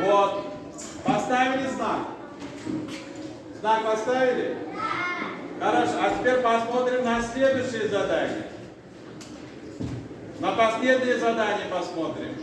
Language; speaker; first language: Russian; non-native, local second language; Uzbek